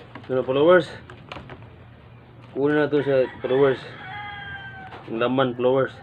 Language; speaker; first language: Filipino; non-native, local second language; Cebuano